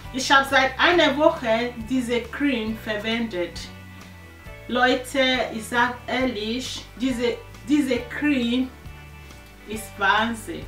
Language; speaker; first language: German; non-native, learner; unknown